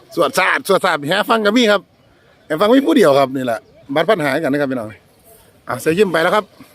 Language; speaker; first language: Thai; native; Thai